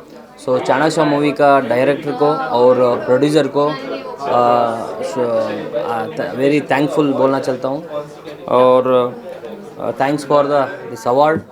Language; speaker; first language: Hindi; non-native, local second language; Kannada